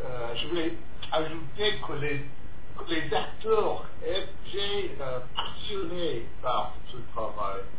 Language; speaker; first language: French; non-native, fluent; English